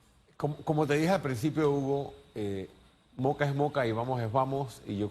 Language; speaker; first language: Spanish; native; Spanish